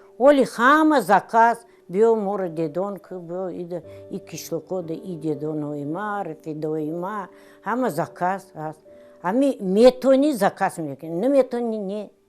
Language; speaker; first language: Tajik; non-native, fluent; Russian